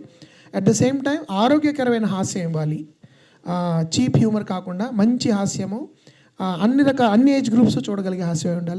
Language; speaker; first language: Telugu; native; Telugu